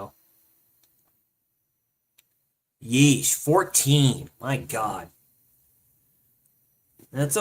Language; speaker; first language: English; native; English